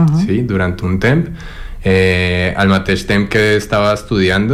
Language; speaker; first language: Catalan; non-native, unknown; Spanish